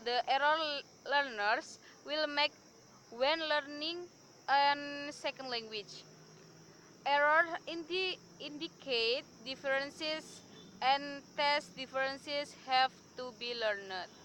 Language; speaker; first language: English; non-native, learner; Indonesian